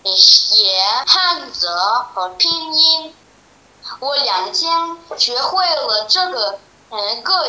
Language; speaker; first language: Chinese; non-native, learner; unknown